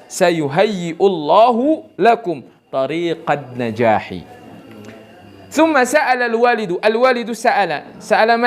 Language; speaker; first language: Arabic; non-native, fluent; Indonesian